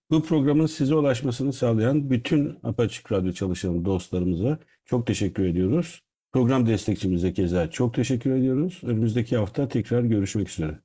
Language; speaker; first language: Turkish; native; Turkish